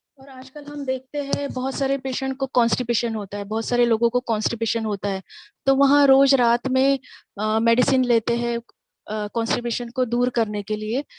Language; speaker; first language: Hindi; non-native, local second language; Marathi